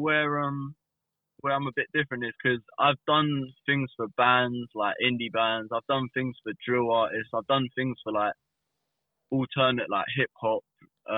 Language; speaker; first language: English; native; English